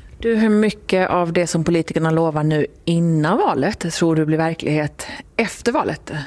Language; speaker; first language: Swedish; native; Swedish